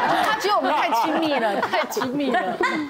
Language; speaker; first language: Chinese; native; Chinese